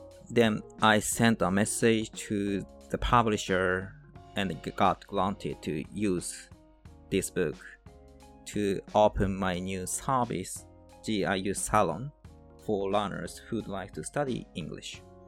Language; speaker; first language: English; non-native, fluent; Japanese